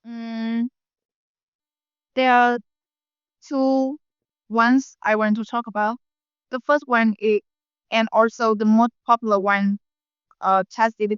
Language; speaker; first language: English; non-native, learner; Vietnamese